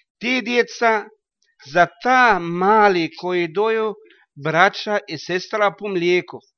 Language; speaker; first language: Croatian; non-native, learner; Arabic